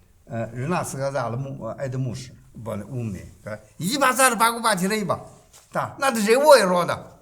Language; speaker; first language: Russian; non-native, learner; Chinese